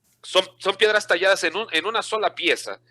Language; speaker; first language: Spanish; native; Spanish